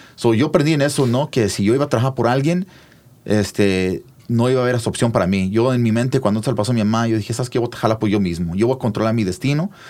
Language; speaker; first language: Spanish; early bilingual, heritage; Spanish